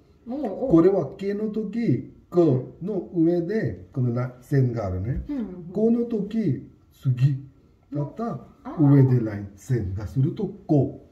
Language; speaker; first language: Japanese; non-native, learner; Hindi